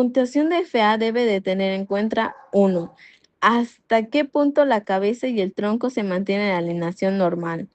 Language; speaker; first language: Spanish; native; Spanish